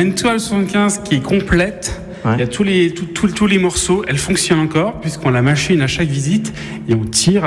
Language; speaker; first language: French; native; French